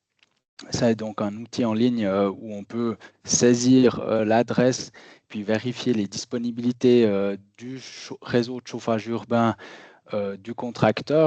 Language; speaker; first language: French; native; French